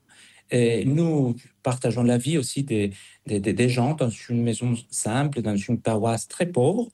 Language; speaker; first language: French; non-native, fluent; Spanish